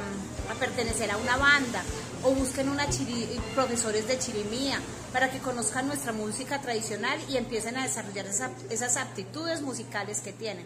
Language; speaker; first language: Spanish; native; Spanish